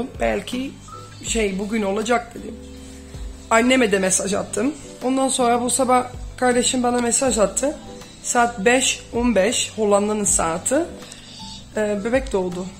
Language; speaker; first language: Turkish; early bilingual, heritage; Dutch